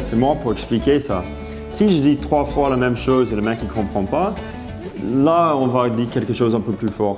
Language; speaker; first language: French; non-native, fluent; English